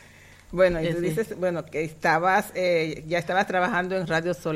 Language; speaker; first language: Spanish; native; Spanish